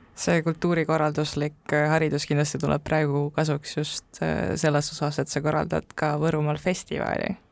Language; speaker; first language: Estonian; native; Estonian